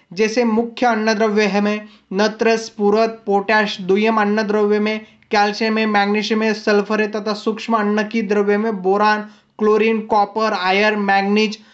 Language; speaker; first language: Hindi; non-native, local second language; Marathi